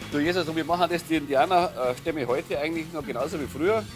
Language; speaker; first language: German; native; German